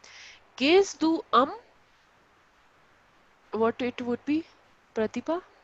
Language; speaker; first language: German; non-native, local second language; Hindi